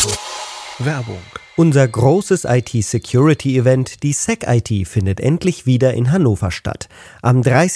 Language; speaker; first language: German; native; German